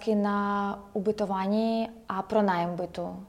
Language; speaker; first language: Czech; non-native, learner; Ukrainian